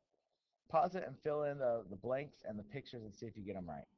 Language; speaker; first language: English; native; English